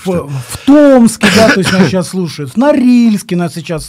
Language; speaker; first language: Russian; native; Russian